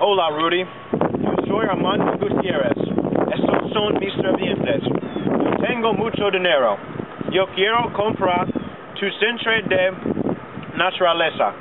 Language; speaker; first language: Spanish; non-native, learner; English